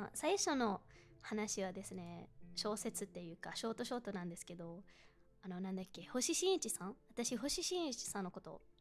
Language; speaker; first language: Japanese; non-native, fluent; English